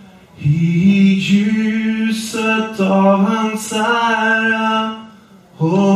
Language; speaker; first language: Swedish; non-native, fluent; English